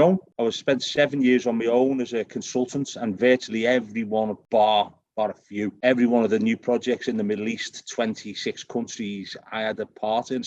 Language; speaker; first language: English; native; English